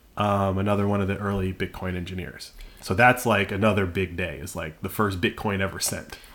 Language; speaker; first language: English; native; English